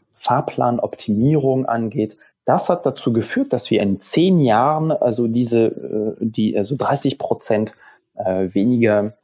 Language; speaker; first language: German; non-native, fluent; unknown